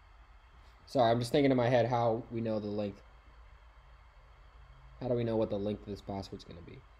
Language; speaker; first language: English; native; English